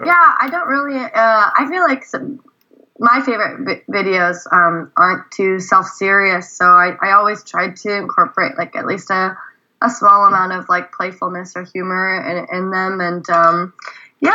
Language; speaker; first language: English; native; English